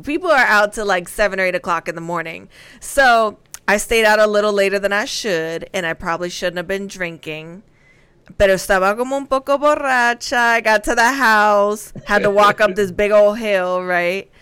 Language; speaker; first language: English; early bilingual, other home language; Spanish